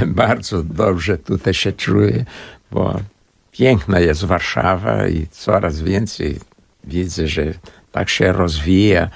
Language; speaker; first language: Polish; early bilingual, heritage; Portuguese